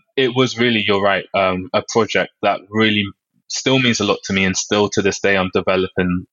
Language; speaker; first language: English; native; English